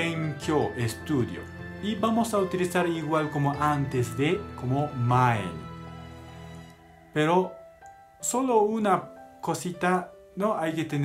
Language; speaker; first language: Spanish; non-native, learner; Japanese